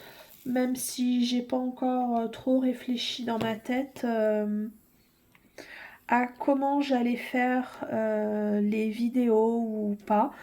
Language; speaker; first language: French; native; French